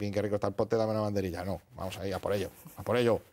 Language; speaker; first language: Spanish; native; Spanish